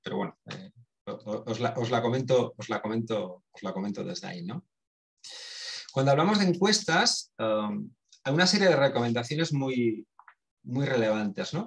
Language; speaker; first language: Spanish; native; Spanish